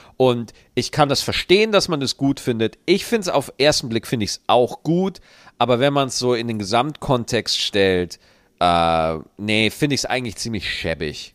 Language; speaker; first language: German; native; German